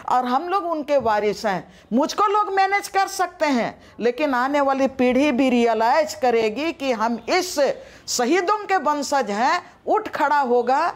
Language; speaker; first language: Hindi; non-native, local second language; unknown